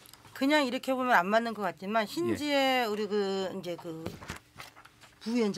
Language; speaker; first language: Korean; native; Korean